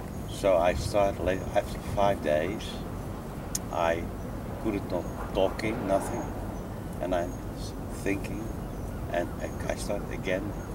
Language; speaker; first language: English; non-native, learner; Dutch